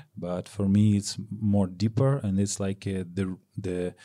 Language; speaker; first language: English; non-native, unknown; Ukrainian